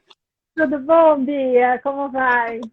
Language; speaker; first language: Portuguese; native; Portuguese